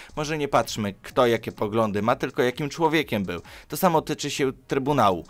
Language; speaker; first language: Polish; early bilingual, other home language; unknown